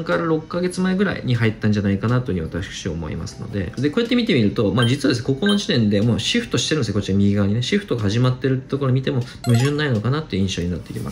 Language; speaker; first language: Japanese; native; Japanese